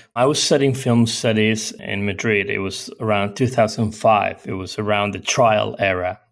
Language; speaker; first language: English; non-native, fluent; Spanish